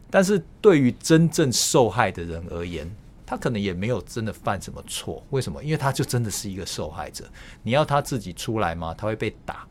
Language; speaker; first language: Chinese; native; Chinese